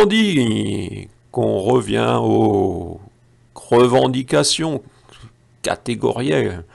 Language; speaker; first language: French; native; French